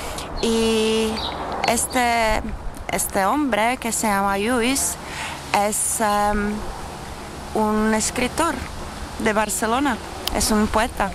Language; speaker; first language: Spanish; non-native, fluent; Czech